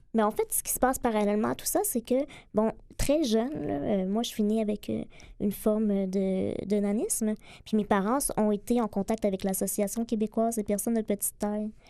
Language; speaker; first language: French; native; French